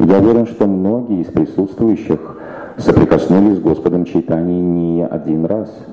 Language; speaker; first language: Russian; native; Russian